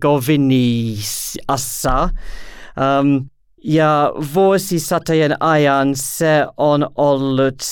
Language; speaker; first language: Finnish; non-native, learner; English